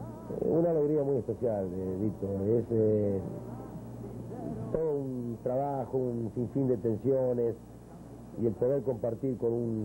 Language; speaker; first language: Spanish; native; Spanish